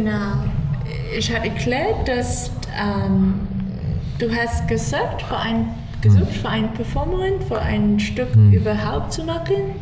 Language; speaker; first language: German; non-native, learner; English